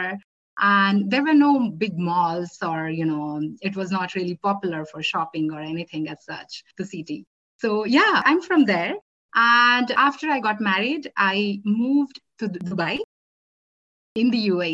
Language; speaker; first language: English; non-native, local second language; Marathi